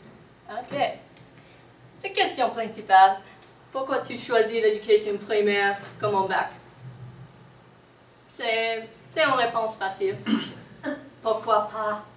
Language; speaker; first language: French; non-native, learner; English